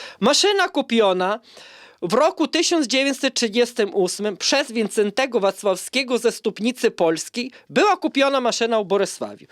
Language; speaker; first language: Polish; early bilingual, heritage; Polish